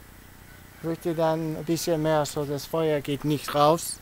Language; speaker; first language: German; early bilingual, heritage; English